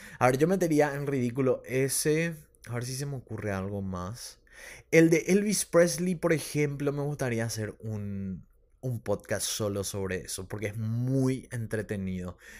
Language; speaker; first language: Spanish; native; Spanish